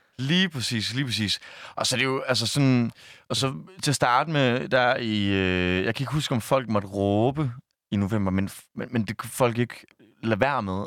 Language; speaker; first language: Danish; native; Danish